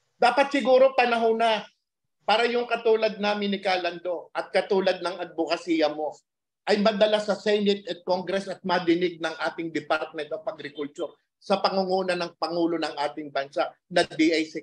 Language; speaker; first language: Filipino; native; Filipino